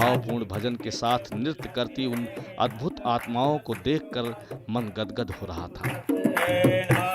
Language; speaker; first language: Hindi; native; Hindi